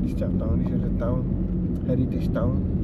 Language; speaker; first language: English; non-native, learner; Malay